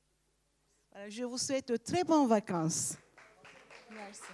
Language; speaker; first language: French; non-native, fluent; Turkish